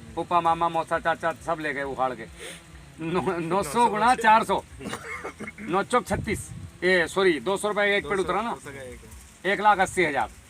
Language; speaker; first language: Hindi; native; Hindi